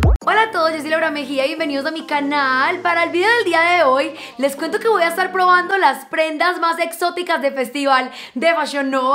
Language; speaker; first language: Spanish; native; Spanish